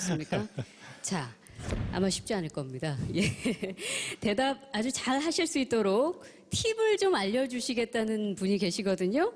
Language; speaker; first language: Korean; native; Korean